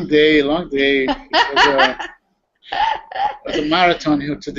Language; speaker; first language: English; non-native, learner; Portuguese